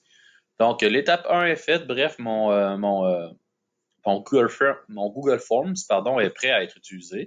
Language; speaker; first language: French; native; French